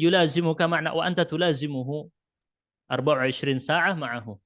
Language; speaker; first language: Arabic; non-native, fluent; Indonesian